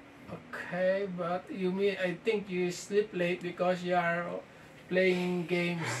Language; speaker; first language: English; non-native, fluent; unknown